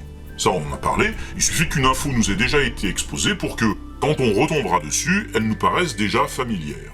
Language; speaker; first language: French; native; French